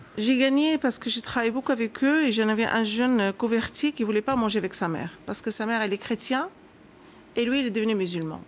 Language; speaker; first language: French; non-native, local second language; Arabic